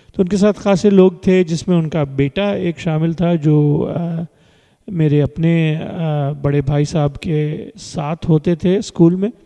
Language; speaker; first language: Urdu; early bilingual, heritage; Urdu